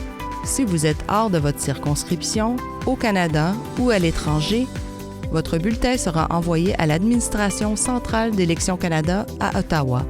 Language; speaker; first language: French; native; French